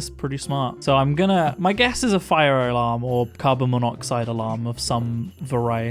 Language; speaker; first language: English; native; English